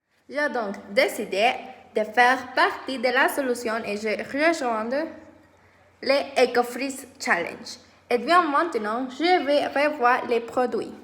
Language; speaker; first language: French; non-native, learner; Spanish